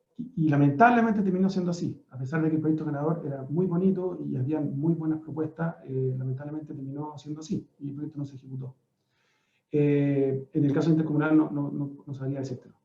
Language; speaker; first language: Spanish; native; Spanish